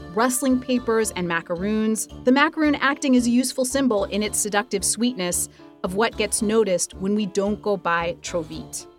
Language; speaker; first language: English; native; English